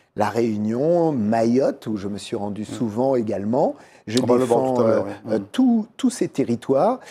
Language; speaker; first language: French; native; French